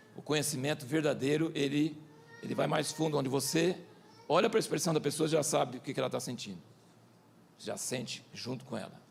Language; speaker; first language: Portuguese; early bilingual, other home language; English